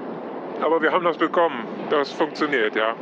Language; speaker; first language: German; non-native, fluent; Polish